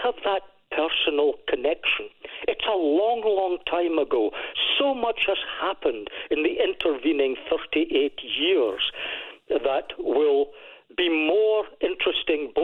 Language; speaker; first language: English; native; English